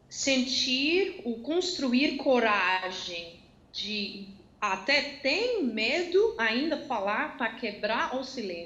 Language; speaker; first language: Portuguese; non-native, fluent; Dutch